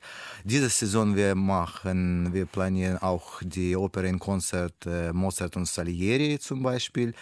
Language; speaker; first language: German; non-native, learner; Russian